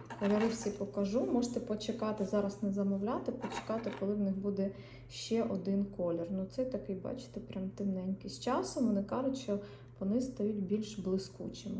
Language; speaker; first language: Ukrainian; non-native, local second language; Russian